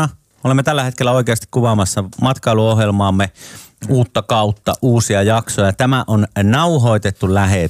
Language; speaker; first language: Finnish; native; Finnish